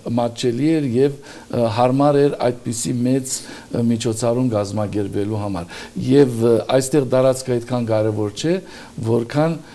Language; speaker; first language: Armenian; early bilingual, heritage; Armenian